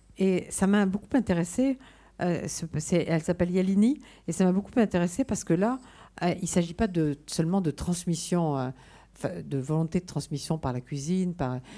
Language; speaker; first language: French; native; French